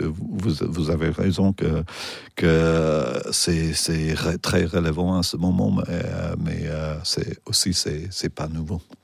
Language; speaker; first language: French; non-native, fluent; English